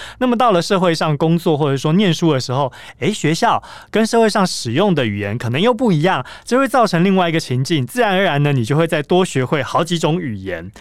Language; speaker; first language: Chinese; native; Chinese